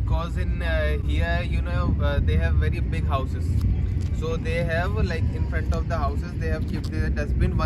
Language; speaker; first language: English; non-native, local second language; Hindi